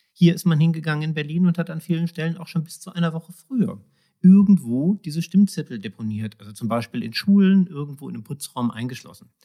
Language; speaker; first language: German; native; German